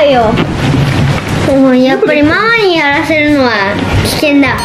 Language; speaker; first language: Japanese; native; Japanese